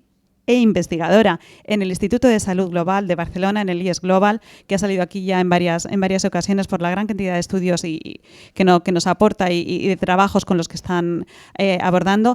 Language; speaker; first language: Spanish; native; Spanish